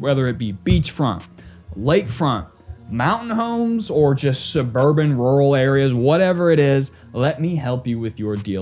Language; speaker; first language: English; native; English